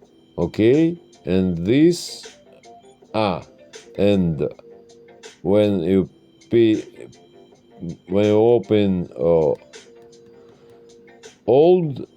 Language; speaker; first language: English; non-native, learner; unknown